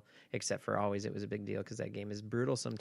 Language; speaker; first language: English; native; English